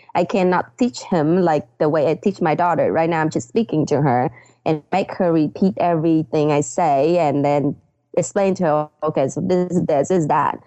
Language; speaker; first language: English; non-native, fluent; Vietnamese